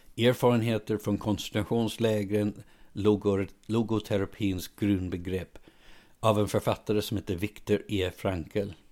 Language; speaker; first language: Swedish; non-native, fluent; English